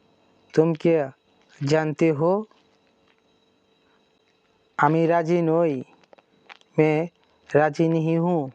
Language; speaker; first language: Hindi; non-native, learner; Bangla